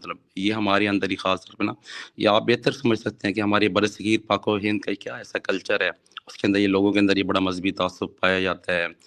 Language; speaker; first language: Urdu; non-native, local second language; Saraiki